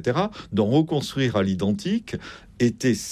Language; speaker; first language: French; native; French